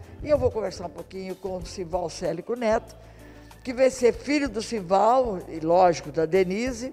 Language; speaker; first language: Portuguese; native; Portuguese